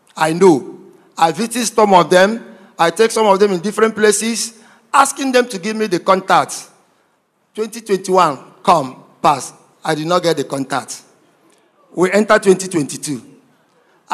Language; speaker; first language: English; non-native, local second language; Igbo